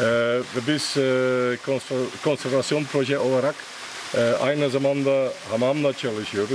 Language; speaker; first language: Turkish; non-native, fluent; Dutch